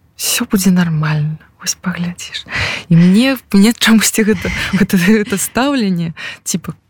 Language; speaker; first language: Belarusian; non-native, local second language; Russian